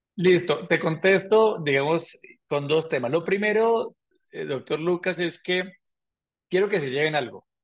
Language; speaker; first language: Spanish; native; Spanish